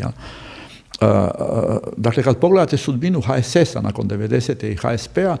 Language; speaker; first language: Croatian; native; Croatian